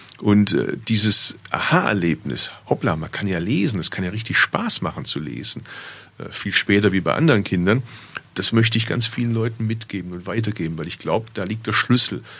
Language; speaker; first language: German; early bilingual, other home language; Turkish